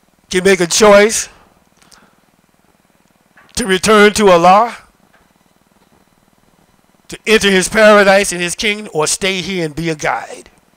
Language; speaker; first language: English; native; English